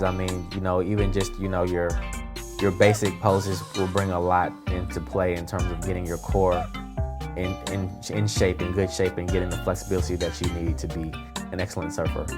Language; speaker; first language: English; native; English